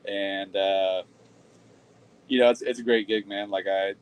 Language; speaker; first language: English; native; English